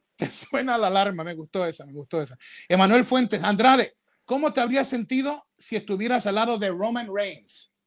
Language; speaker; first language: Spanish; native; Spanish